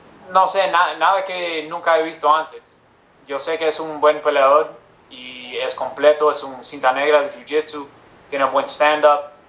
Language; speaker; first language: Spanish; early bilingual, other home language; English